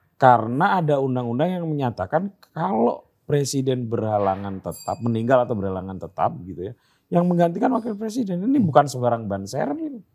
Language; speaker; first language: Indonesian; native; Indonesian